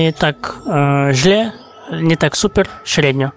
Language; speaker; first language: Polish; non-native, fluent; Kazakh